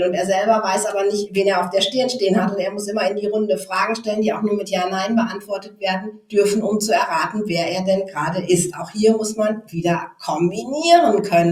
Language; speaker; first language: German; native; German